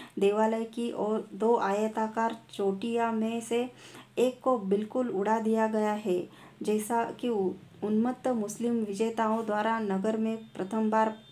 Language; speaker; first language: Hindi; non-native, local second language; Marathi